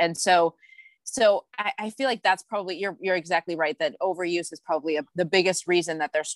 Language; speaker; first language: English; native; English